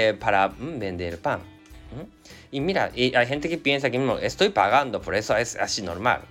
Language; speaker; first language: Spanish; non-native, learner; Japanese